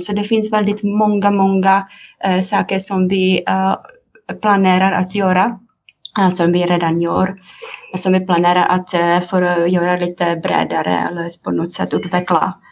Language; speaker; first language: Swedish; non-native, fluent; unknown